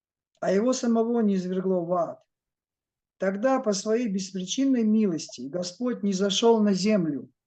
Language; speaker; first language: Russian; native; Russian